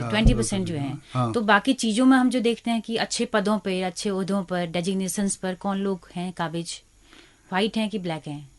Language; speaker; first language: Hindi; native; Hindi